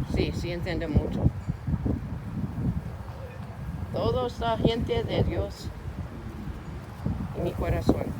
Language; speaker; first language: Spanish; non-native, learner; English